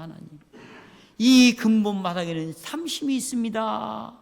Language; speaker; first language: Korean; native; Korean